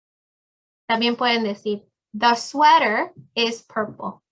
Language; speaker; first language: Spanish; early bilingual, heritage; Spanish